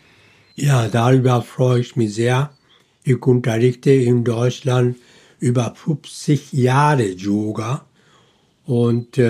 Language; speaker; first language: German; non-native, fluent; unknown